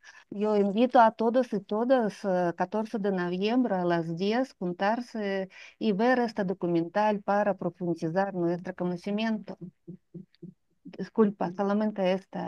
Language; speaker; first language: Spanish; non-native, fluent; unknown